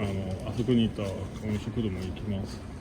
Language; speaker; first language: Japanese; non-native, fluent; French